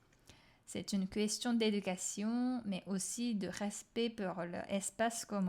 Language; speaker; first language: French; non-native, fluent; Japanese